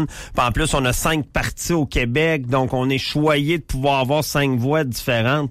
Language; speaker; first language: French; native; French